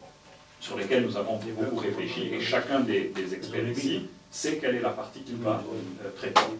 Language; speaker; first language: French; native; French